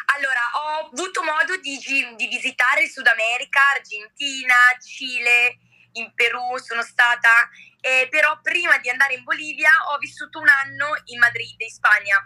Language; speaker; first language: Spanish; non-native, learner; Italian